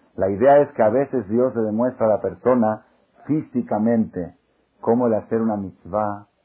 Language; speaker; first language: Spanish; non-native, fluent; Hebrew